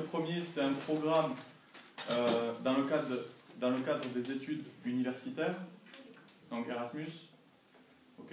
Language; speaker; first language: French; native; French